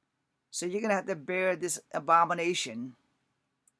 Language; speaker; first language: English; native; English